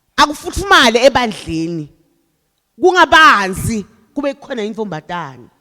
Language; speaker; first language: Zulu; non-native, local second language; Swati